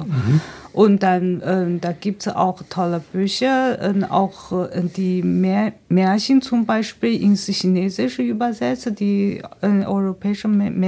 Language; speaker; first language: German; non-native, fluent; Chinese